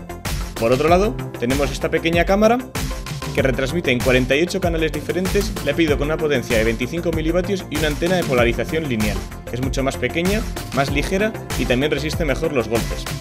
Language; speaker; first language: Spanish; native; Spanish